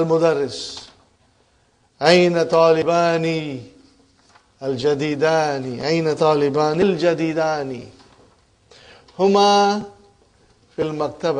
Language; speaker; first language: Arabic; non-native, fluent; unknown